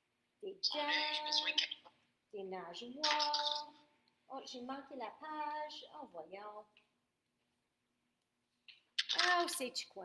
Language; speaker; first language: French; non-native, fluent; English